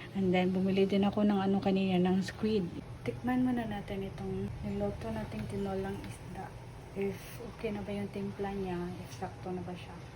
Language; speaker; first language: Filipino; non-native, local second language; Cebuano